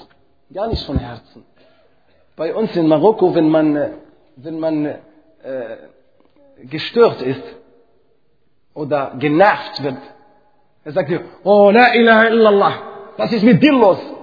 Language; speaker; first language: German; non-native, fluent; Arabic